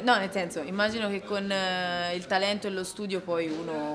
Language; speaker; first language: Italian; native; Italian